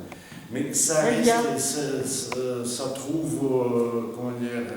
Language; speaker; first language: French; non-native, learner; Russian